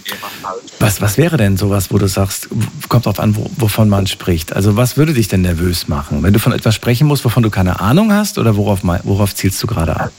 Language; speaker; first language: German; native; German